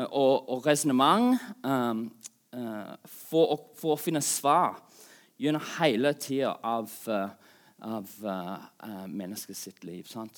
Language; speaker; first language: Norwegian; non-native, fluent; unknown